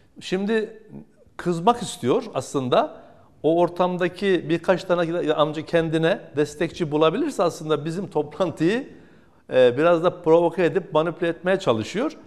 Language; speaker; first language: Turkish; native; Turkish